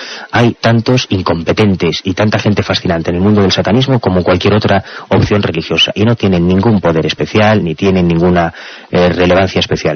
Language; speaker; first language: Spanish; native; Spanish